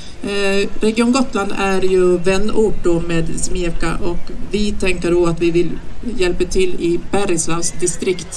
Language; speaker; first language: Swedish; native; Swedish